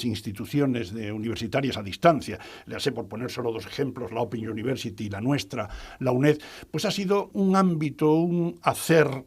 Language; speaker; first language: Spanish; native; Spanish